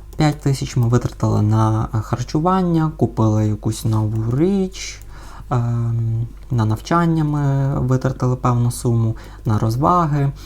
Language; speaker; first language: Ukrainian; non-native, local second language; Russian